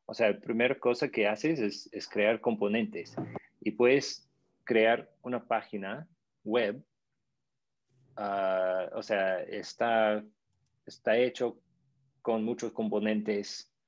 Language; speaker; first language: Spanish; non-native, fluent; English